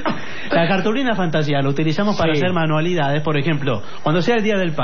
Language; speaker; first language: Spanish; native; Spanish